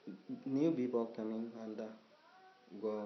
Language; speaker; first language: English; non-native, learner; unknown